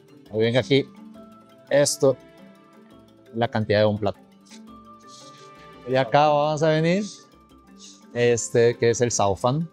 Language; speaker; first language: Spanish; early bilingual, other home language; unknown